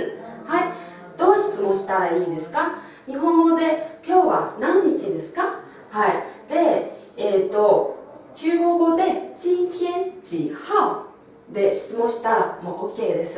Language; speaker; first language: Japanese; non-native, local second language; Chinese